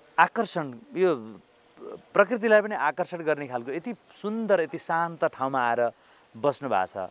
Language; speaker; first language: Nepali; native; Nepali